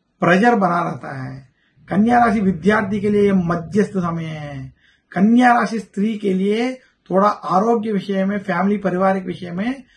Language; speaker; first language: Hindi; non-native, local second language; Telugu